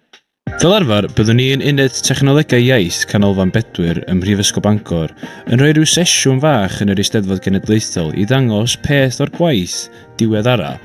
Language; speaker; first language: Welsh; native; Welsh